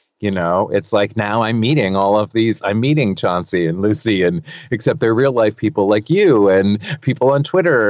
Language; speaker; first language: English; native; English